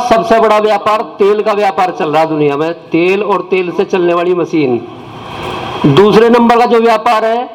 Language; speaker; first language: Hindi; native; Hindi